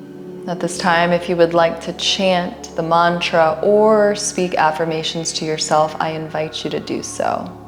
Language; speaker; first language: English; native; English